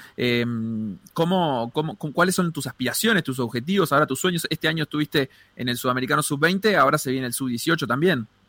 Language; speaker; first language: Spanish; native; Spanish